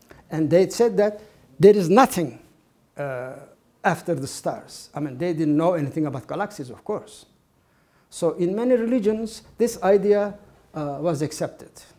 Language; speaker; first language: English; non-native, fluent; Turkish